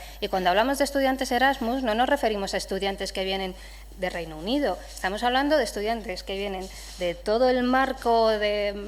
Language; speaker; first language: Spanish; native; Spanish